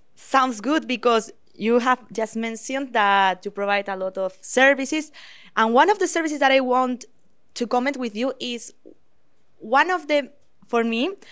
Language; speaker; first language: English; non-native, fluent; Spanish